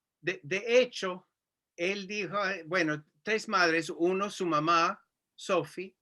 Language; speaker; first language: Spanish; non-native, fluent; English